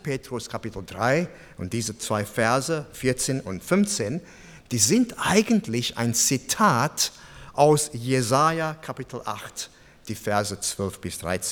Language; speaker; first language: German; non-native, fluent; English